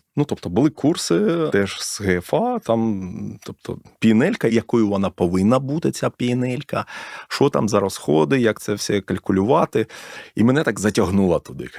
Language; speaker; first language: Ukrainian; non-native, local second language; Russian